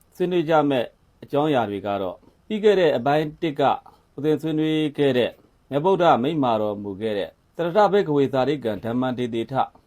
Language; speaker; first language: Burmese; native; Burmese